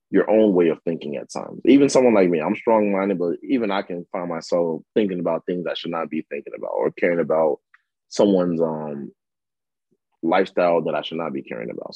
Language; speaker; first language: English; native; English